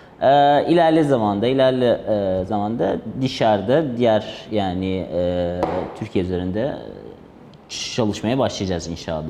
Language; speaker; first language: Turkish; non-native, fluent; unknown